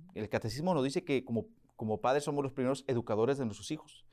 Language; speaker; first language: Spanish; early bilingual, heritage; Spanish